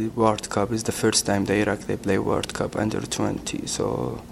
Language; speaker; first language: English; non-native, learner; Arabic